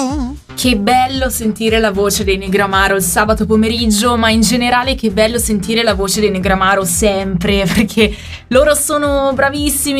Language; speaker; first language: Italian; native; Italian